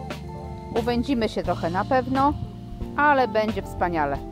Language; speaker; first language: Polish; native; Polish